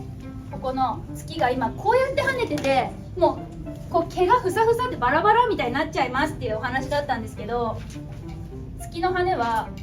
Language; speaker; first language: Japanese; native; Japanese